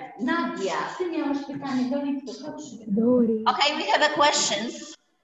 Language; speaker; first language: English; non-native, fluent; Polish